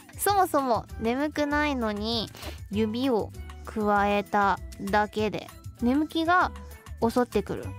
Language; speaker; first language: Japanese; non-native, fluent; Chinese